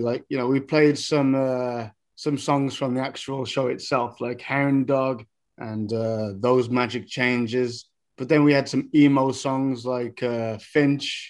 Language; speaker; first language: English; native; English